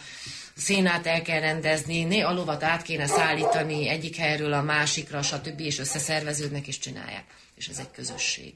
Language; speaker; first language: Hungarian; native; Hungarian